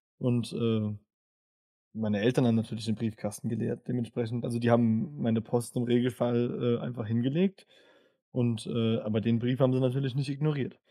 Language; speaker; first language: German; native; German